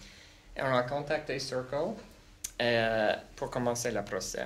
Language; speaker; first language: French; non-native, local second language; English